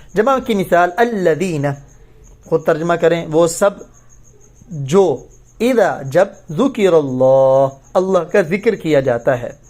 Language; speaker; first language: Urdu; native; Urdu